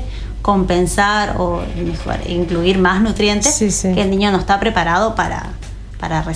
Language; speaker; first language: Spanish; native; Spanish